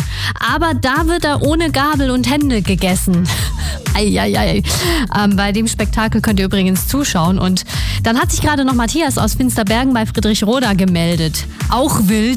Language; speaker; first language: German; native; German